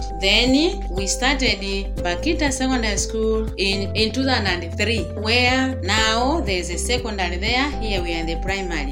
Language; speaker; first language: English; non-native, local second language; Nyanja